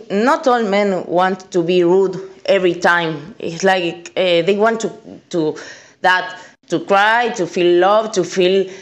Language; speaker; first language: English; non-native, fluent; Spanish